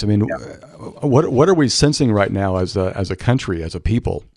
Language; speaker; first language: English; native; English